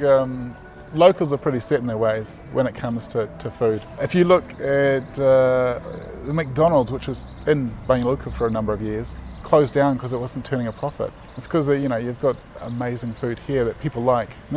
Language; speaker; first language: English; native; English